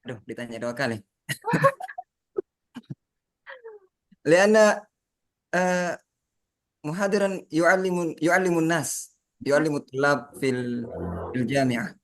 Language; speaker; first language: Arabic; non-native, learner; Indonesian